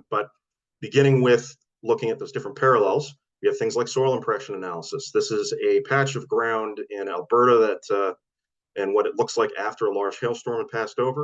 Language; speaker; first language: English; native; English